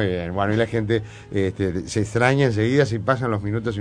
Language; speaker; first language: Spanish; native; Spanish